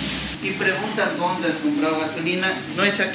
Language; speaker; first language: Spanish; native; Spanish